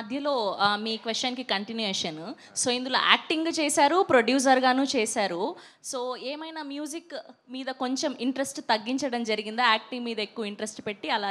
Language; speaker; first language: Telugu; native; Telugu